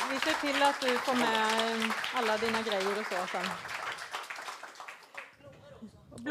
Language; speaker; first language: Swedish; native; Swedish